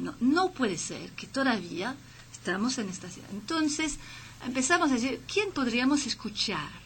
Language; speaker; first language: Spanish; non-native, fluent; French